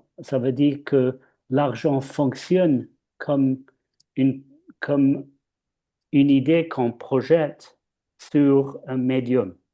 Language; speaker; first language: French; non-native, fluent; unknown